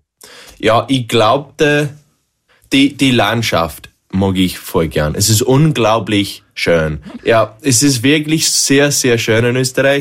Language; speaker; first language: German; non-native, learner; English